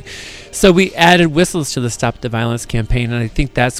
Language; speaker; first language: English; native; English